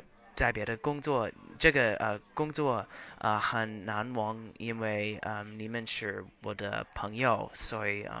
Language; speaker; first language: Chinese; non-native, learner; English